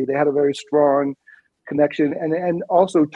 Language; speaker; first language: English; native; English